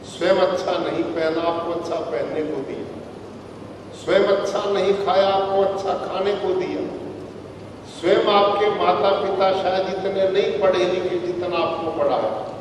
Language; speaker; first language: Hindi; native; Hindi